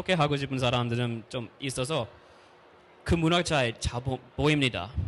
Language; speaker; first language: Korean; non-native, fluent; English